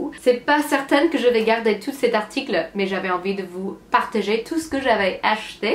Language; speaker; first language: French; non-native, fluent; English